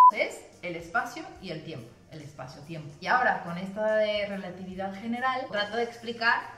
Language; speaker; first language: Spanish; early bilingual, other home language; English